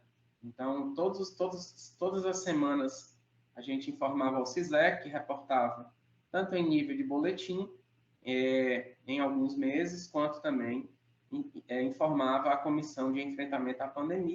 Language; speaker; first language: Portuguese; native; Portuguese